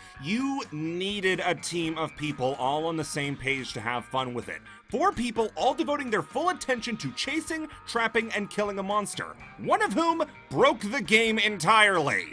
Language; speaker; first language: English; native; English